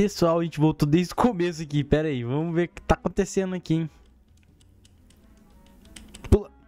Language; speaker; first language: Portuguese; native; Portuguese